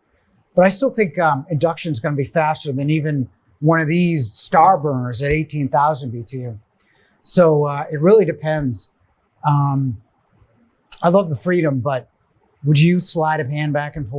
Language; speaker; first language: English; native; English